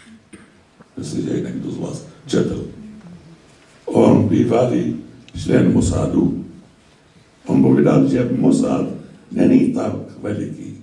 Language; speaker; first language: Slovak; non-native, fluent; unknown